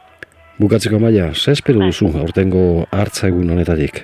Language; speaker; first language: Basque; native; Basque